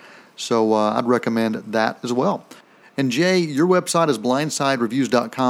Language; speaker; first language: English; native; English